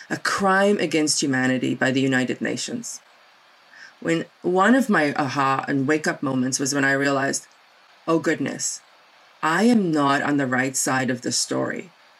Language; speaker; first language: English; non-native, local second language; Afrikaans